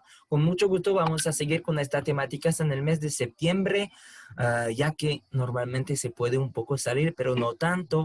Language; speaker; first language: Spanish; non-native, fluent; French